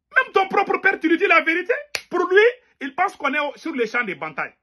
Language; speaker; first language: French; non-native, local second language; Bambara